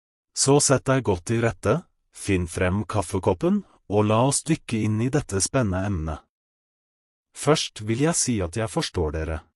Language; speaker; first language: Norwegian; non-native, fluent; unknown